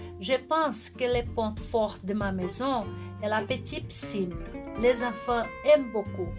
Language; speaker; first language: French; non-native, learner; Portuguese